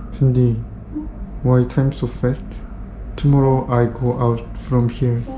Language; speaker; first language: English; non-native, learner; Korean